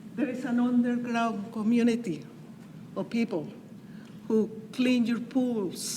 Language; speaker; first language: English; non-native, fluent; Spanish